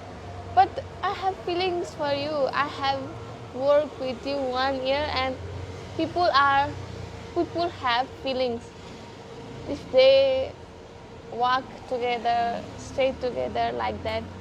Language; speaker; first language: English; non-native, learner; Nepali